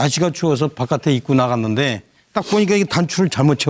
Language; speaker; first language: Korean; native; Korean